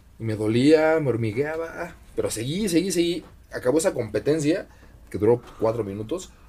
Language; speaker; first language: Spanish; native; Spanish